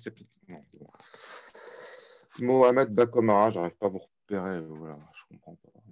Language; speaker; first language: French; native; French